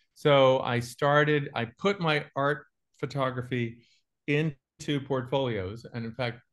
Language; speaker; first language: English; native; English